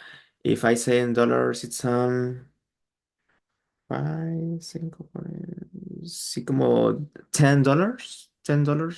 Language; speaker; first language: English; non-native, learner; Spanish